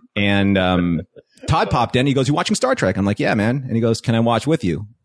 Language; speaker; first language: English; native; English